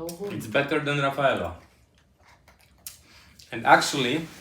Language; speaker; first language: English; non-native, fluent; Polish